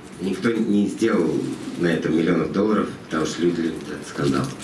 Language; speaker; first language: Russian; native; Russian